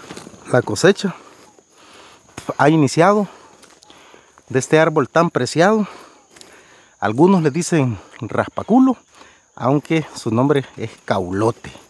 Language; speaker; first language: Spanish; native; Spanish